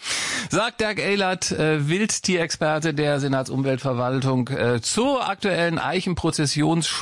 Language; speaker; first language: German; native; German